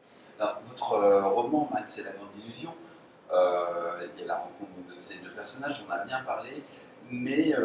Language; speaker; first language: French; native; French